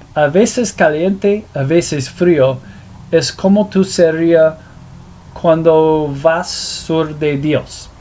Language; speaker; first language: Spanish; non-native, learner; English